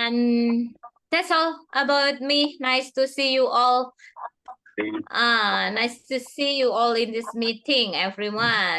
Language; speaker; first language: English; non-native, fluent; Indonesian